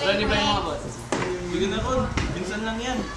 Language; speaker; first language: Filipino; native; Filipino